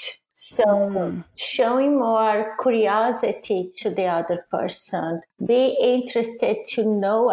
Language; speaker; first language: English; non-native, fluent; Portuguese